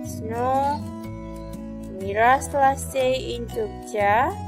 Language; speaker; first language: English; non-native, fluent; Indonesian